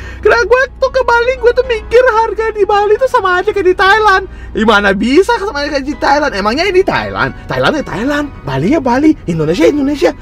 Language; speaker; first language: Indonesian; non-native, fluent; Russian